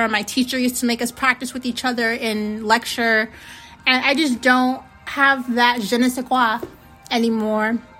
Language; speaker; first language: English; early bilingual, other home language; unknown